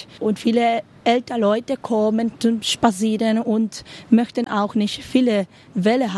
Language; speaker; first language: German; non-native, learner; Spanish